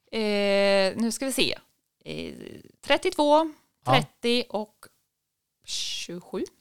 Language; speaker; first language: Swedish; native; Swedish